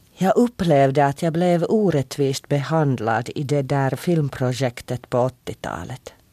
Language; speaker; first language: Swedish; non-native, local second language; Finnish